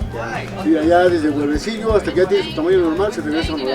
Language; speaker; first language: Spanish; native; Spanish